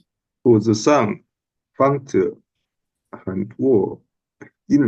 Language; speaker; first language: Chinese; non-native, learner; Indonesian